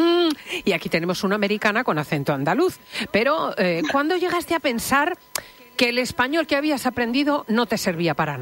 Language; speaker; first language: Spanish; native; Spanish